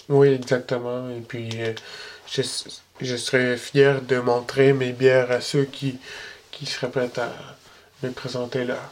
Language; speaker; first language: French; early bilingual, other home language; Spanish